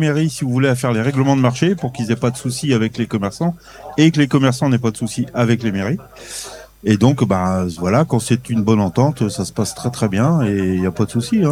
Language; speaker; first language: French; native; French